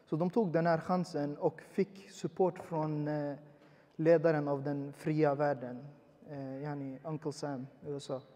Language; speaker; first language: Swedish; early bilingual, other home language; Uyghur